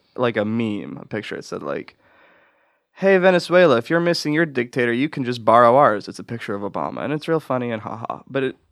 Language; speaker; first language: English; native; English